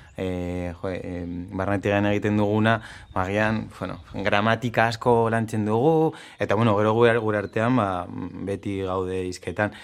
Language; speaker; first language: Basque; non-native, local second language; Spanish